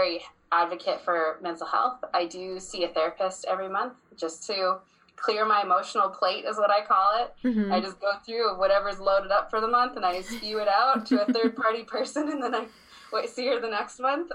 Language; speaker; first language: English; native; English